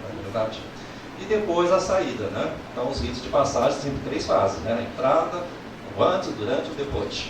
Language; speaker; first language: Portuguese; native; Portuguese